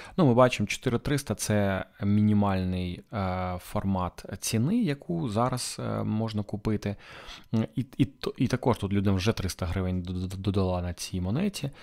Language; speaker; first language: Ukrainian; non-native, local second language; Russian